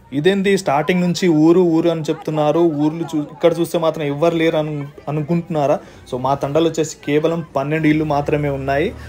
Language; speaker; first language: Telugu; non-native, local second language; Lambadi